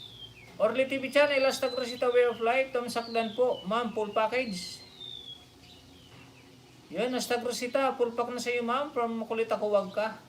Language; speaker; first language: Filipino; non-native, local second language; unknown